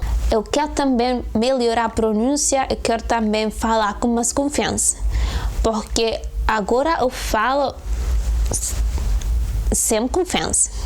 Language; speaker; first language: Portuguese; non-native, learner; Spanish